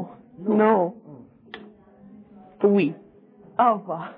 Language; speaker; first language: French; non-native, learner; English